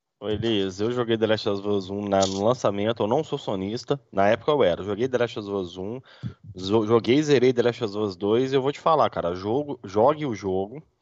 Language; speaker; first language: Portuguese; native; Portuguese